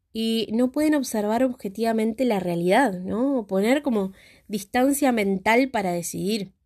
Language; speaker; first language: Spanish; native; Spanish